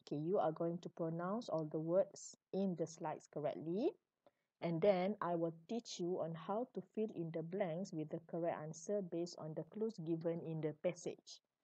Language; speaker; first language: English; non-native, local second language; Malay